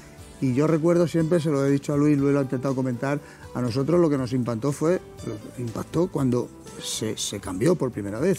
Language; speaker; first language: Spanish; native; Spanish